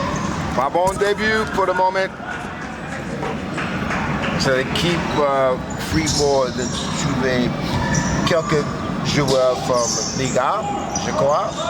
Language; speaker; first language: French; non-native, learner; English